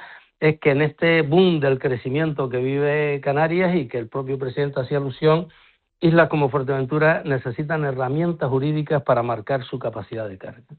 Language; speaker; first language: Spanish; native; Spanish